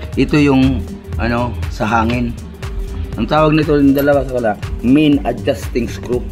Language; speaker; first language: Filipino; non-native, local second language; Cebuano